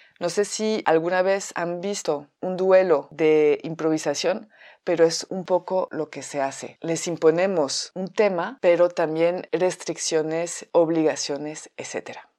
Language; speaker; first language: Spanish; non-native, fluent; French